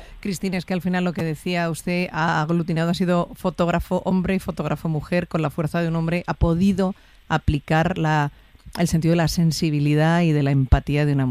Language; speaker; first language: Spanish; native; Spanish